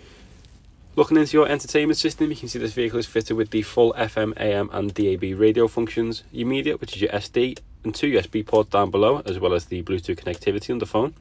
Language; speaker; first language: English; native; English